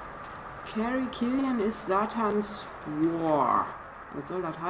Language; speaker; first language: German; native; German